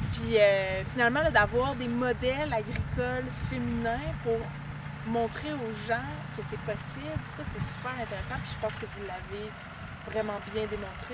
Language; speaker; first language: French; native; French